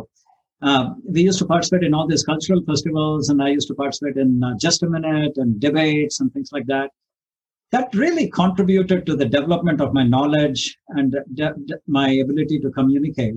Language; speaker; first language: English; non-native, local second language; Kannada